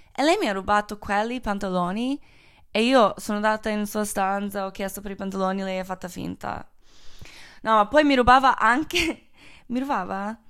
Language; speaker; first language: Italian; non-native, fluent; Croatian